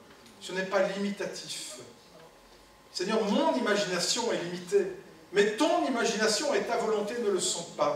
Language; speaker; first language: French; native; French